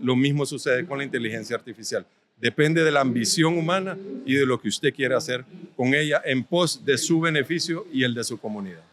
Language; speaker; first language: Spanish; native; Spanish